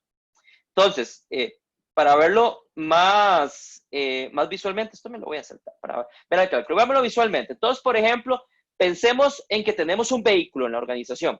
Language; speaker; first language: Spanish; native; Spanish